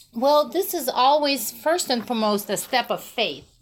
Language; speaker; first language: English; non-native, fluent; Russian